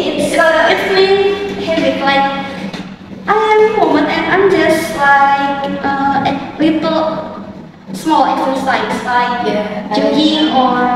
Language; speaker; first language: English; non-native, learner; Indonesian